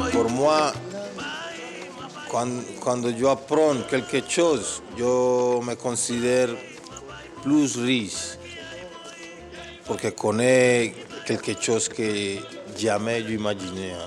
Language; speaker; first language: French; non-native, learner; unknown